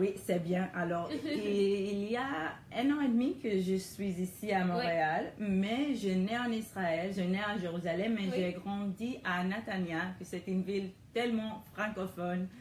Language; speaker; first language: French; non-native, learner; Hebrew